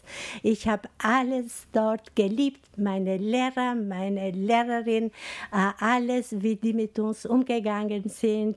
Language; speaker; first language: German; non-native, fluent; Albanian